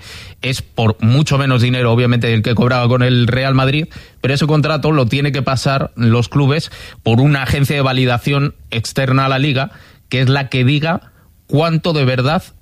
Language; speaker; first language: Spanish; native; Spanish